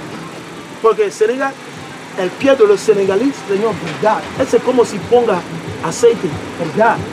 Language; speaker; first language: Spanish; non-native, learner; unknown